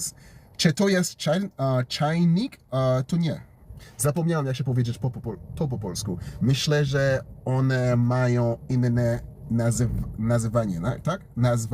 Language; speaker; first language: Polish; non-native, learner; English